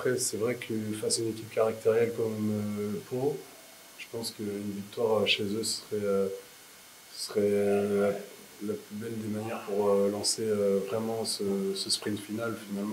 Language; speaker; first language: French; native; French